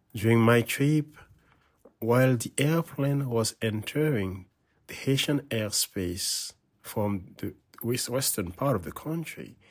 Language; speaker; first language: English; non-native, fluent; Haitian Creole